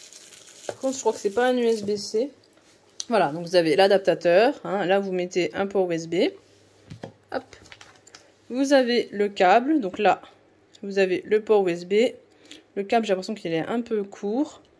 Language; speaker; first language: French; native; French